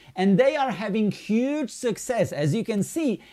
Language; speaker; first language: English; non-native, fluent; Polish